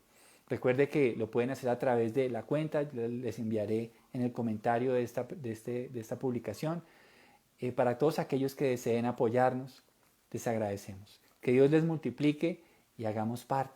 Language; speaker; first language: Spanish; native; Spanish